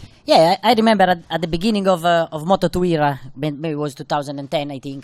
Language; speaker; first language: English; non-native, fluent; Italian